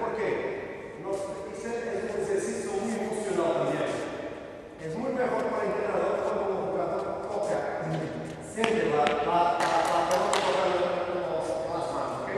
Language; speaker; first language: Spanish; non-native, learner; Portuguese